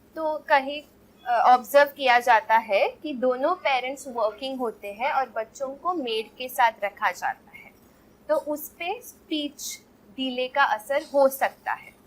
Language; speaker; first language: Hindi; non-native, local second language; Marathi